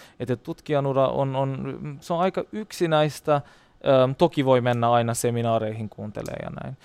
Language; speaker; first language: Finnish; non-native, fluent; Turkish